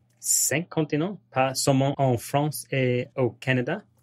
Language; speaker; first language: French; non-native, learner; English